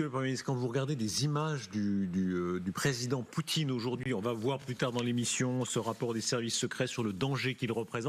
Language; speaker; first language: French; native; French